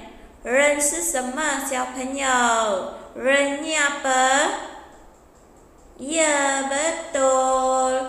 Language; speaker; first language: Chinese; non-native, local second language; Malay